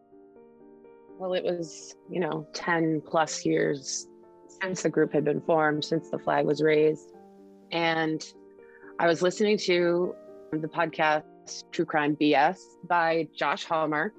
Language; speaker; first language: English; native; English